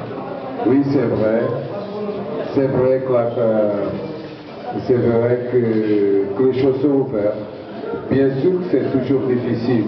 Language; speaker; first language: French; non-native, fluent; Portuguese